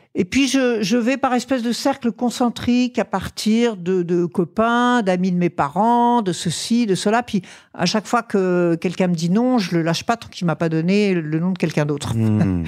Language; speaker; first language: French; native; French